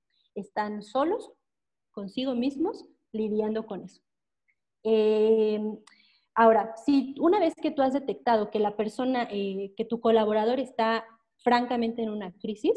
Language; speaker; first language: Spanish; native; Spanish